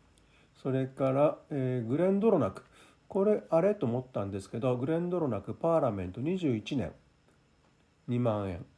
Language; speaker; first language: Japanese; native; Japanese